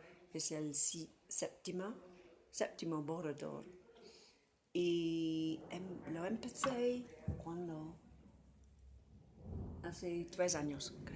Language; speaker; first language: Spanish; non-native, fluent; English